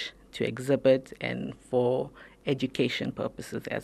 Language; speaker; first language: English; native; English